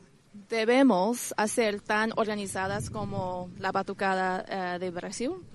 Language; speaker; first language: Spanish; non-native, learner; English